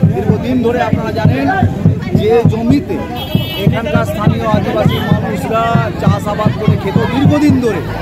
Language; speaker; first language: Bangla; non-native, local second language; Santali